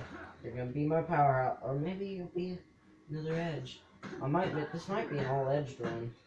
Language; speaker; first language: English; native; English